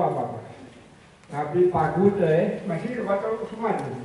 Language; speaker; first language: Indonesian; non-native, local second language; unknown